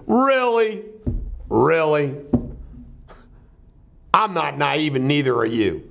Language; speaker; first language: English; native; English